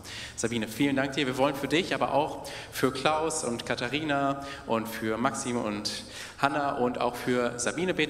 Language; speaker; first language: German; native; German